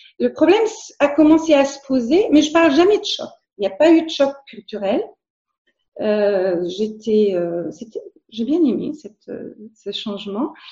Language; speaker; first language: French; non-native, local second language; Arabic